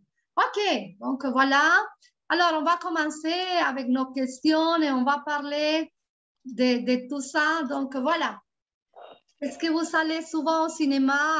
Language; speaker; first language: French; non-native, fluent; Spanish